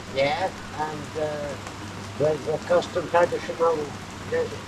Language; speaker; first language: English; non-native, learner; Albanian